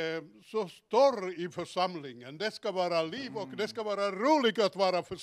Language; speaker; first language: Swedish; non-native, fluent; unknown